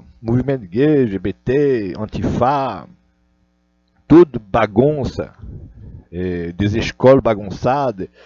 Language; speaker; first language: Portuguese; non-native, learner; Russian